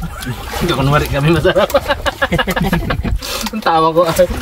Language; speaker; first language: Filipino; non-native, local second language; Hiligaynon